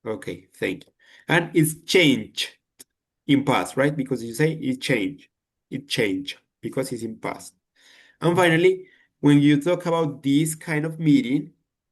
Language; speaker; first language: English; non-native, fluent; Spanish